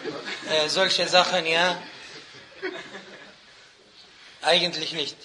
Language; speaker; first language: German; non-native, fluent; Arabic